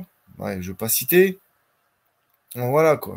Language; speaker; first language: French; native; French